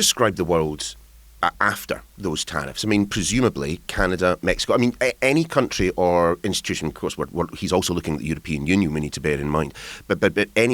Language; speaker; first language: English; native; English